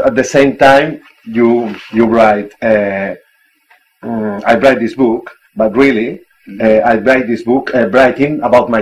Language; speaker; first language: English; non-native, learner; Italian